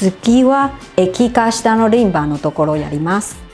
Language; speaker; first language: Japanese; non-native, fluent; Chinese